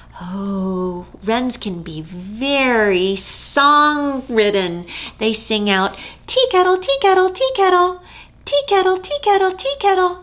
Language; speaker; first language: English; native; English